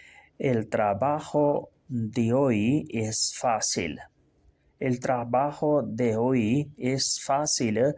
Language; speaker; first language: Spanish; non-native, fluent; Urdu